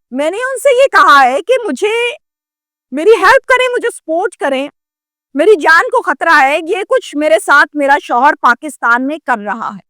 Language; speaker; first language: Urdu; native; Urdu